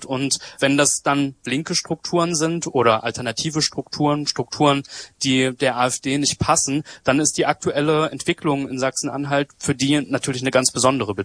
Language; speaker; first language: German; native; German